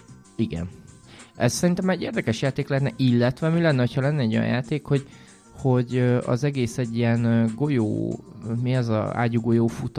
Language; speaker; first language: Hungarian; native; Hungarian